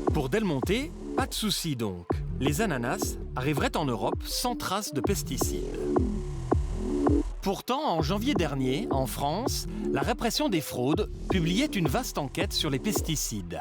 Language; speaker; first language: French; native; French